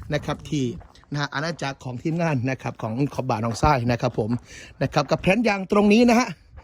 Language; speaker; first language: Thai; native; Thai